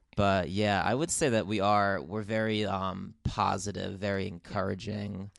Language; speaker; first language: English; native; English